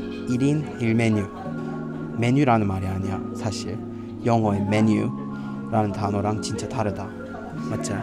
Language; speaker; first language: Korean; non-native, fluent; English